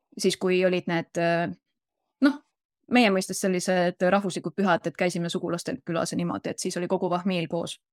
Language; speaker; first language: Estonian; native; Estonian